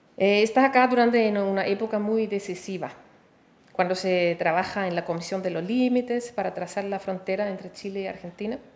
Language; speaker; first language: Spanish; non-native, fluent; Danish